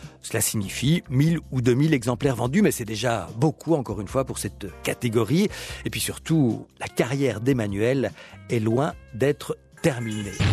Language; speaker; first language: French; native; French